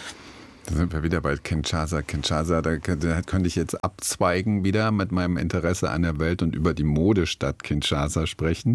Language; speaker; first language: German; native; German